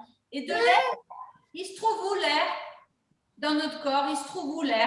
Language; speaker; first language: French; native; French